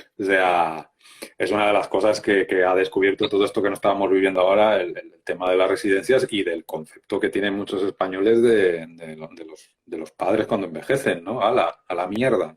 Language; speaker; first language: Spanish; native; Spanish